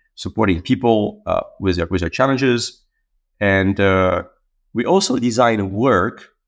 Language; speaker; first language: English; non-native, fluent; Arabic